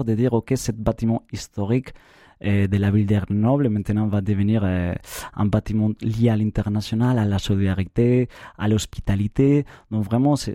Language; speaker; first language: French; non-native, fluent; Spanish